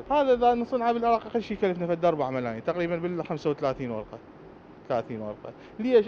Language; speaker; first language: Arabic; native; Arabic